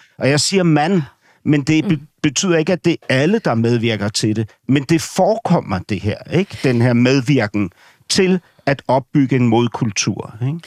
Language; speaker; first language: Danish; native; Danish